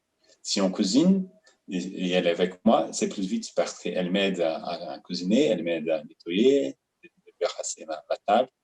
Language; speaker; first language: French; non-native, fluent; Portuguese